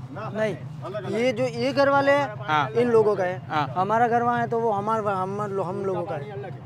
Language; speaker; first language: Hindi; non-native, local second language; Gujarati